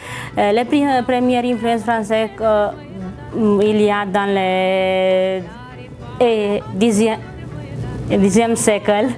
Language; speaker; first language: French; non-native, learner; Romanian